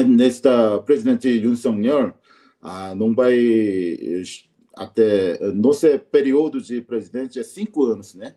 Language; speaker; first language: Portuguese; non-native, learner; Korean